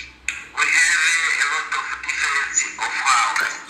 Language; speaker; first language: English; non-native, learner; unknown